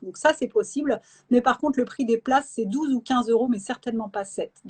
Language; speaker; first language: French; native; French